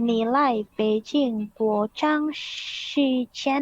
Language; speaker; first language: Chinese; non-native, learner; Indonesian